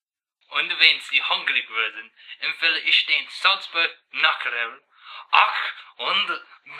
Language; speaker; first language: German; non-native, learner; English